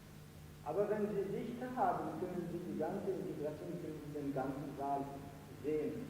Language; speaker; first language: German; non-native, fluent; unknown